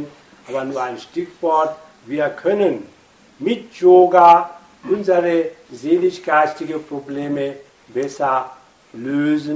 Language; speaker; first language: German; non-native, fluent; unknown